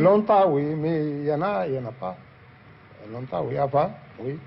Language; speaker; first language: French; non-native, learner; Arabic